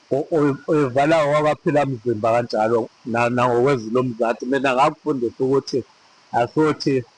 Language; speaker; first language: Zulu; native; Zulu